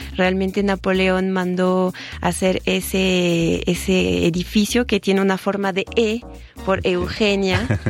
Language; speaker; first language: Spanish; non-native, fluent; French